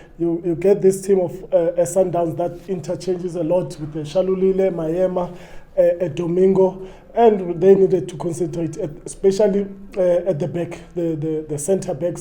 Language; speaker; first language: English; non-native, local second language; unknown